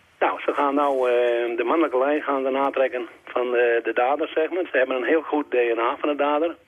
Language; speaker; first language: Dutch; native; Dutch